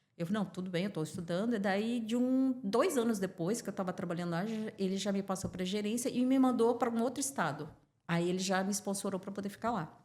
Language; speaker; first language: Portuguese; native; Portuguese